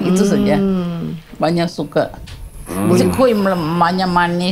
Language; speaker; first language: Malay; non-native, local second language; Tamil